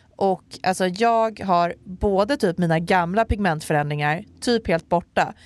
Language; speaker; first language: Swedish; native; Swedish